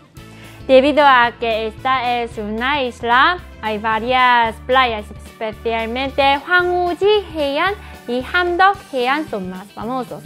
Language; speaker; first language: Spanish; non-native, fluent; Korean